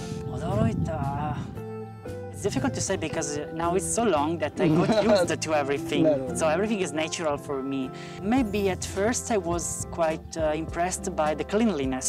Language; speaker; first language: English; non-native, fluent; Italian